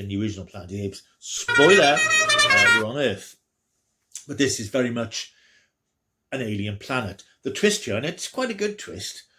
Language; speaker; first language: English; native; English